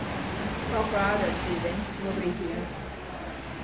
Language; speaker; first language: English; non-native, learner; Thai